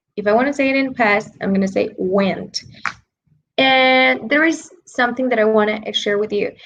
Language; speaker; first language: English; non-native, fluent; Spanish